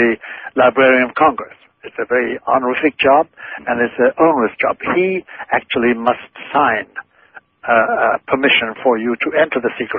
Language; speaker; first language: English; non-native, local second language; Irish